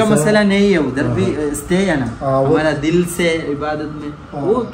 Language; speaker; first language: Hindi; non-native, local second language; Malayalam